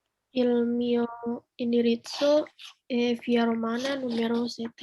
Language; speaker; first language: Italian; non-native, learner; Indonesian